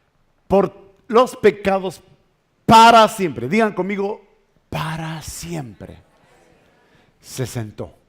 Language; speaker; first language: Spanish; native; Spanish